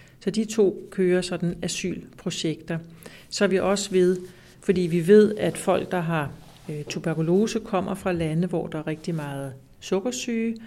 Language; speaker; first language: Danish; native; Danish